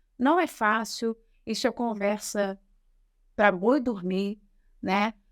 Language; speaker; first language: Portuguese; native; Portuguese